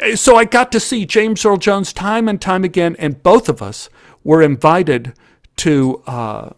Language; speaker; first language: English; native; English